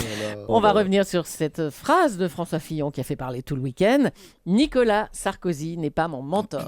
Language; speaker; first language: French; native; French